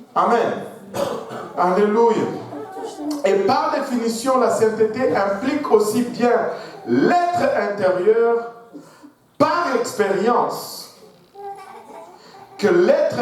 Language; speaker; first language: French; non-native, local second language; Swahili